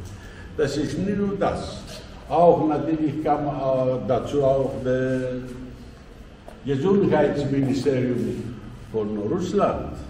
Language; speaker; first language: German; non-native, fluent; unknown